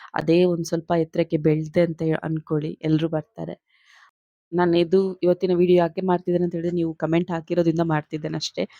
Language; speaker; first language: Kannada; non-native, local second language; Tulu